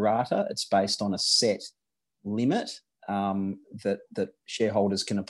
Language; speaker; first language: English; native; English